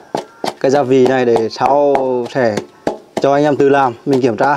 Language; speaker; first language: Vietnamese; native; Vietnamese